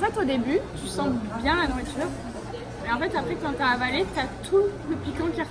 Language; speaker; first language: French; native; French